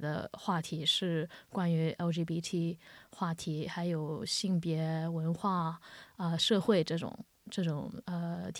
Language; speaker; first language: Chinese; early bilingual, heritage; Wu Chinese